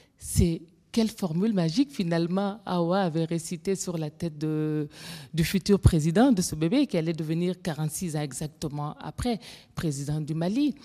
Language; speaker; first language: French; non-native, local second language; Bambara